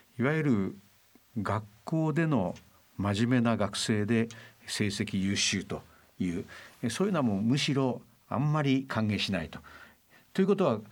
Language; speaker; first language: Japanese; native; Japanese